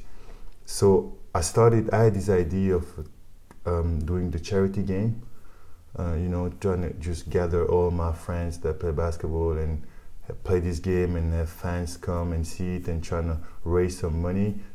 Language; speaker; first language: English; non-native, fluent; French